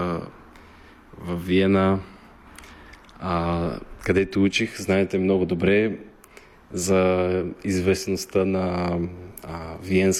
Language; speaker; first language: Bulgarian; native; Bulgarian